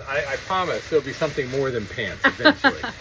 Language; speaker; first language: English; native; English